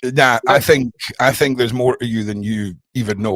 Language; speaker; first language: English; native; English